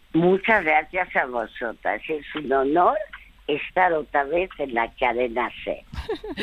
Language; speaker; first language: Spanish; early bilingual, other home language; French